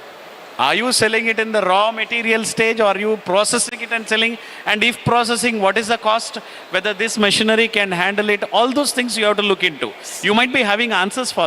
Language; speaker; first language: English; non-native, local second language; Kannada